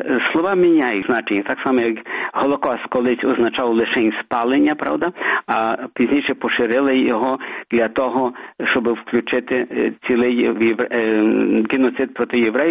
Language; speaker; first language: Ukrainian; early bilingual, heritage; Ukrainian